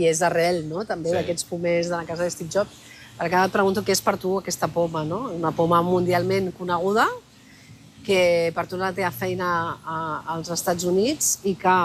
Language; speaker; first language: Catalan; native; Catalan